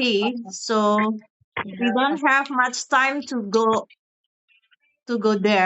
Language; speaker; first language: English; non-native, learner; Indonesian